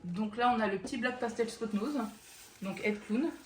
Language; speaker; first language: French; native; French